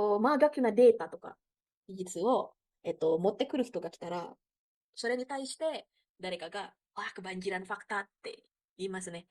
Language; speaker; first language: Japanese; non-native, fluent; Indonesian